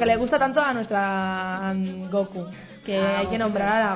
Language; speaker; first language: Spanish; native; Spanish